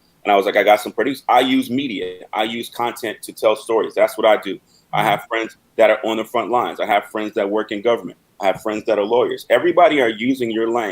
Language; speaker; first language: English; native; English